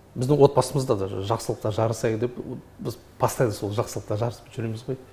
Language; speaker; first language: Kazakh; non-native, local second language; Uzbek